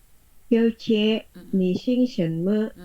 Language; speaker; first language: Chinese; non-native, learner; Indonesian